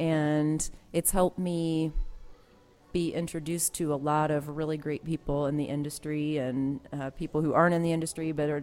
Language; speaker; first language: English; native; English